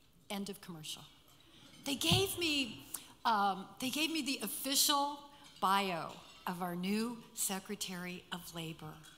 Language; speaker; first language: English; native; English